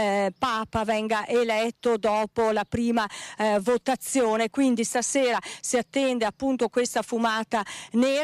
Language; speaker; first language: Italian; native; Italian